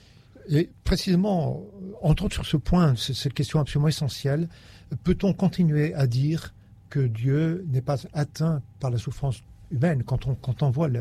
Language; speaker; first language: French; native; French